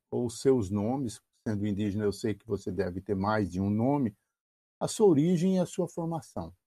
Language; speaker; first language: Portuguese; native; Portuguese